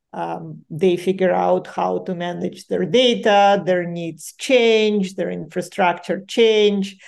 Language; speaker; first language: English; non-native, fluent; Ukrainian